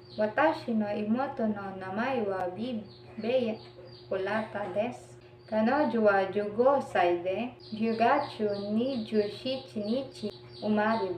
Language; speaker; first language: Japanese; non-native, learner; Filipino